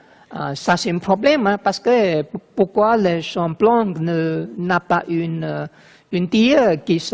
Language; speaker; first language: French; non-native, learner; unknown